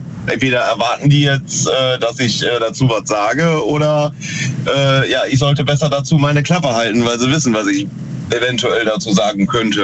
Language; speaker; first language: German; native; German